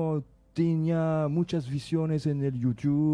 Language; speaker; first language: Spanish; non-native, learner; French